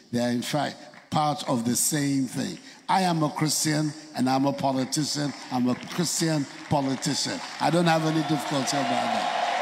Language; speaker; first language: English; non-native, local second language; Akan